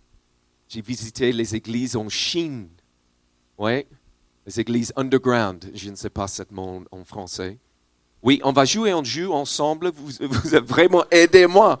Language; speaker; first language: French; non-native, learner; English